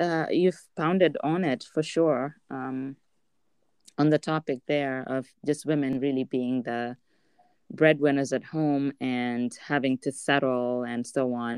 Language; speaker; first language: English; non-native, local second language; Wolof